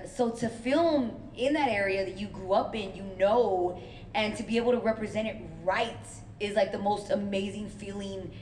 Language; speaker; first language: English; early bilingual, other home language; Urdu